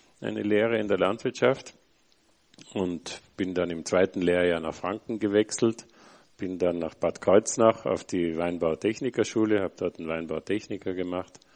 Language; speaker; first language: German; native; German